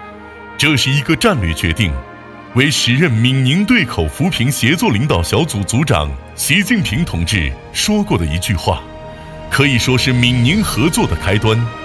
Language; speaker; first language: Chinese; native; Chinese